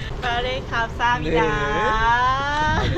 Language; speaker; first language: Korean; non-native, learner; Lao